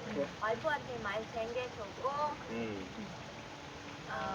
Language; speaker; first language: Korean; non-native, fluent; Vietnamese